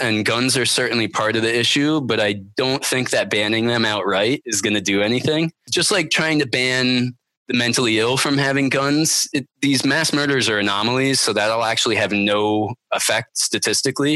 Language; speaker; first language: English; native; English